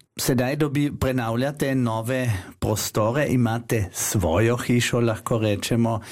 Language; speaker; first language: Slovenian; native; Slovenian